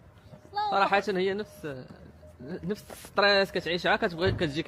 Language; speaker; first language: Arabic; native; Arabic